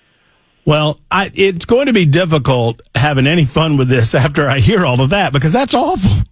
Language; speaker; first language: English; native; English